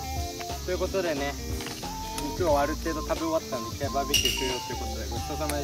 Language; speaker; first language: Japanese; native; Japanese